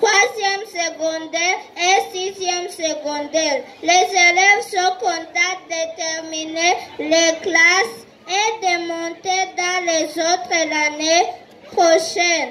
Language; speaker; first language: French; non-native, learner; Kinyarwanda